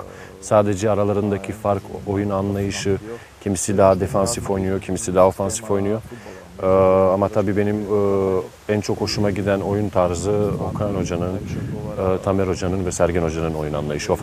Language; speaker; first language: Turkish; native; Turkish